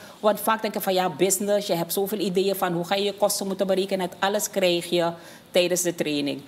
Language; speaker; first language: Dutch; native; Dutch